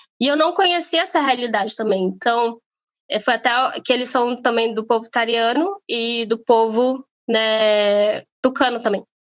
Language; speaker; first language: Portuguese; native; Portuguese